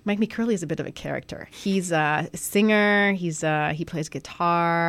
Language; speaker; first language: English; non-native, fluent; French